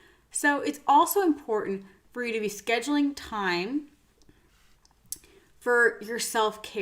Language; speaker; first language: English; native; English